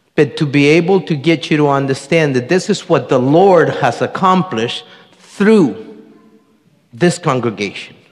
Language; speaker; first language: English; early bilingual, other home language; Spanish